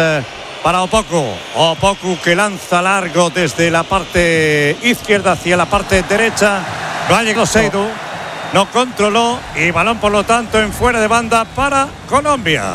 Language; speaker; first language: Spanish; native; Spanish